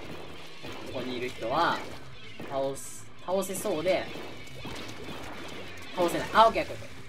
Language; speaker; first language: Japanese; native; Japanese